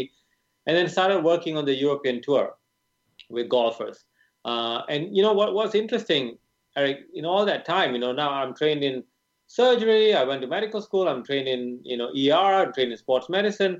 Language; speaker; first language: English; non-native, local second language; Tamil